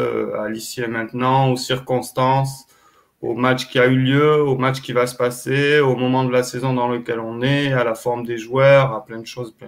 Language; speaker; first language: French; native; French